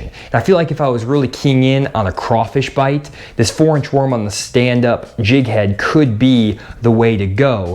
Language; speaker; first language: English; native; English